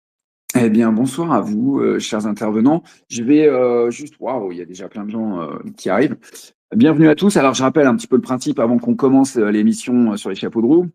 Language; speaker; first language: French; native; French